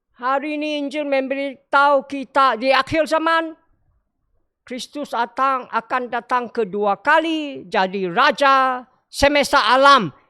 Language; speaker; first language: Malay; non-native, local second language; Chinese